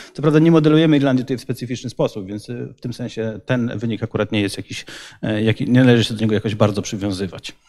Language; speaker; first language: Polish; native; Polish